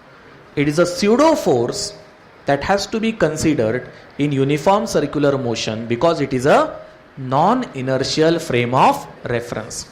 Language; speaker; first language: English; non-native, local second language; Marathi